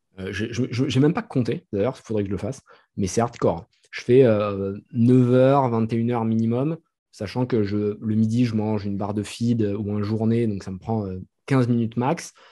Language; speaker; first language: French; native; French